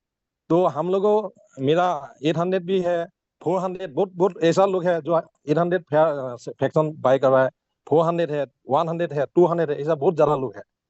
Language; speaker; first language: Hindi; non-native, local second language; Assamese